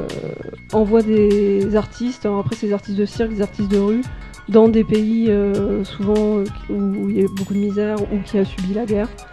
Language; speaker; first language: French; native; French